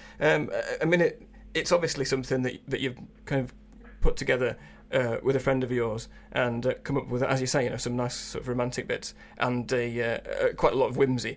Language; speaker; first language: English; native; English